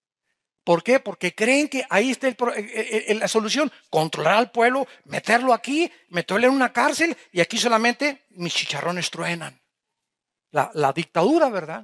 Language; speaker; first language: Spanish; native; Spanish